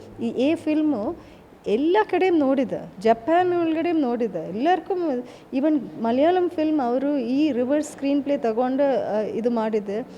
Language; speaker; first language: Kannada; early bilingual, heritage; English